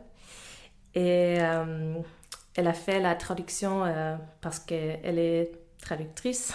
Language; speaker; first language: French; non-native, fluent; German